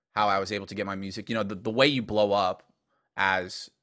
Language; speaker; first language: English; native; English